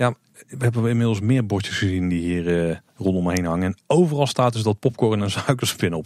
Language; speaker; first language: Dutch; native; Dutch